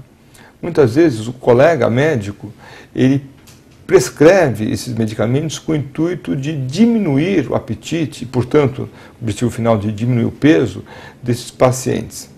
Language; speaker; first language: Portuguese; native; Portuguese